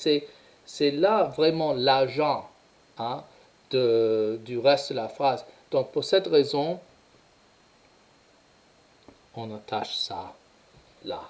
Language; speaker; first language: French; non-native, fluent; English